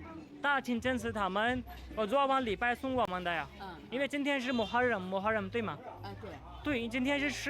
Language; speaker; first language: Chinese; non-native, learner; Urdu